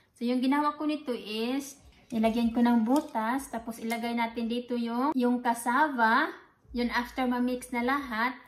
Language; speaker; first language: Filipino; non-native, local second language; Cebuano